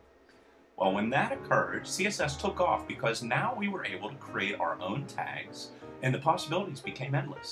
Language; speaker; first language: English; native; English